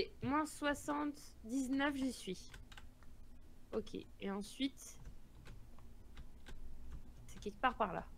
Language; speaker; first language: French; native; French